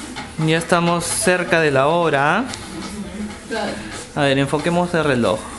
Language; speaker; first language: Spanish; native; Spanish